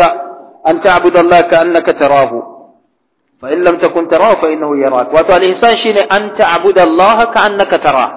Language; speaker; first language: Arabic; non-native, fluent; Hausa